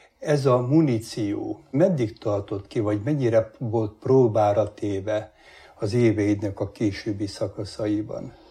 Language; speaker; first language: Hungarian; native; Hungarian